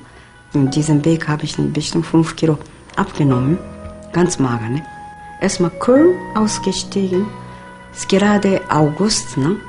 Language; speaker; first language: German; non-native, learner; Japanese